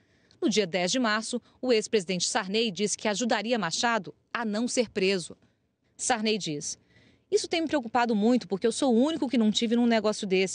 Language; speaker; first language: Portuguese; native; Portuguese